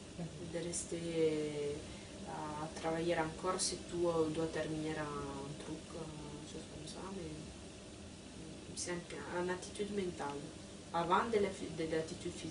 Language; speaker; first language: French; non-native, fluent; Italian